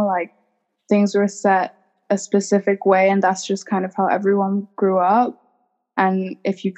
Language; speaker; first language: English; native; English